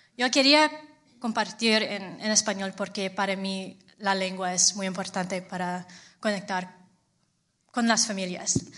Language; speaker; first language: Spanish; non-native, fluent; English